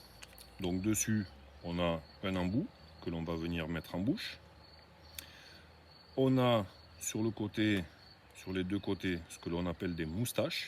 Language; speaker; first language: French; native; French